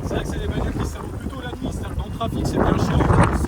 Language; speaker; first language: French; native; French